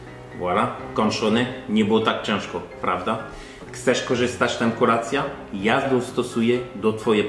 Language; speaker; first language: Polish; non-native, learner; French